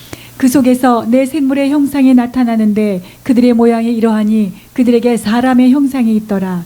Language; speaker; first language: Korean; native; Korean